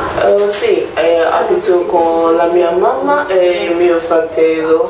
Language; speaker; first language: Italian; non-native, learner; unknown